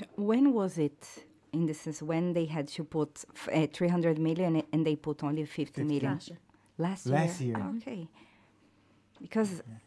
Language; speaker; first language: English; non-native, fluent; Portuguese